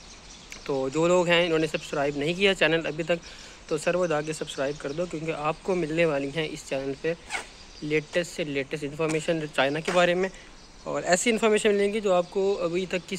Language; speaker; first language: Urdu; non-native, local second language; Punjabi